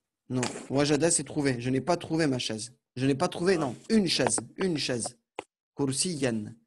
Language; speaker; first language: French; native; French